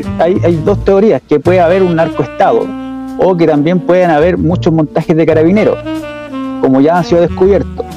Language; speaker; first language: Spanish; native; Spanish